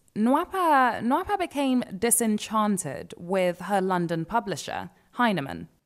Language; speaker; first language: English; non-native, local second language; Yoruba